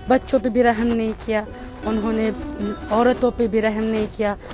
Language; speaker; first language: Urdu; non-native, fluent; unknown